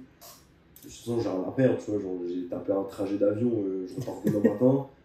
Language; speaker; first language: French; native; French